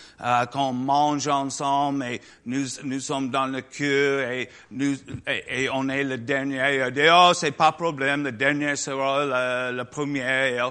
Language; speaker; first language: French; non-native, learner; English